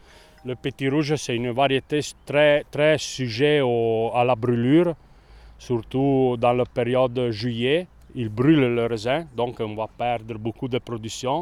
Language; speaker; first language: French; non-native, local second language; Italian